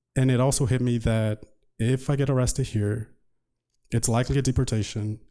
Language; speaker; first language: English; non-native, fluent; Portuguese